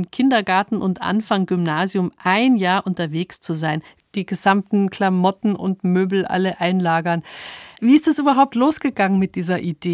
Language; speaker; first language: German; native; German